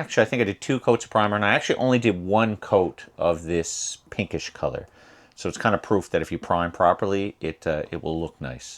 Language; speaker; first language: English; native; English